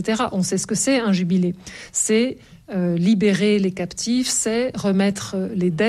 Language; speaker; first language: French; native; French